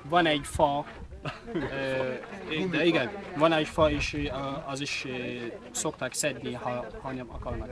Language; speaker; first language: Hungarian; non-native, learner; Arabic